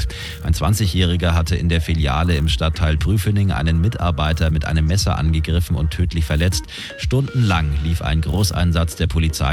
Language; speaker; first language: German; native; German